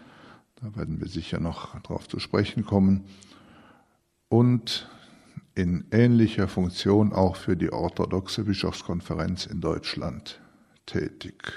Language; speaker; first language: German; early bilingual, other home language; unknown